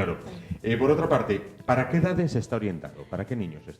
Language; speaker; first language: Spanish; native; Spanish